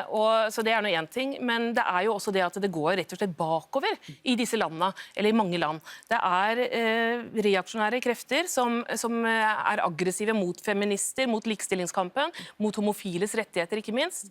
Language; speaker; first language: Norwegian; native; Norwegian